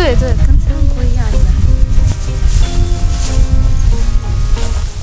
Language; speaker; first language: Chinese; non-native, fluent; Russian